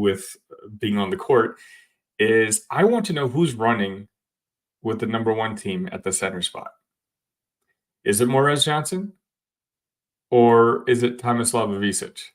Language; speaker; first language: English; native; English